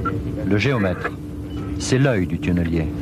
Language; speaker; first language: French; native; French